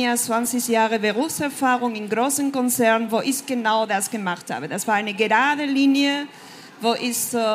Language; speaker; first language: German; non-native, fluent; Spanish